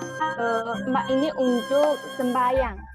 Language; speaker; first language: Indonesian; non-native, learner; Chinese